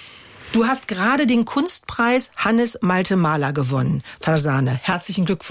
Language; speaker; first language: German; native; German